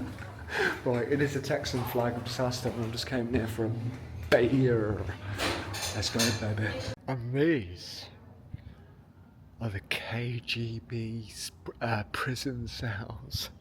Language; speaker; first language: English; native; English